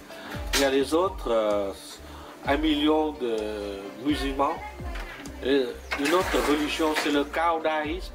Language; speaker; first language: French; non-native, fluent; Vietnamese